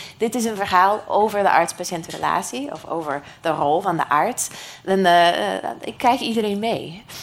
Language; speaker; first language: Dutch; non-native, fluent; English